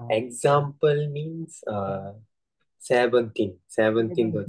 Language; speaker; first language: Korean; non-native, learner; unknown